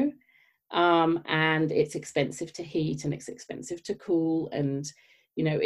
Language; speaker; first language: English; native; English